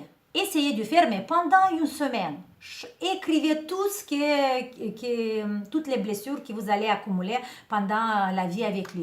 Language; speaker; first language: French; non-native, fluent; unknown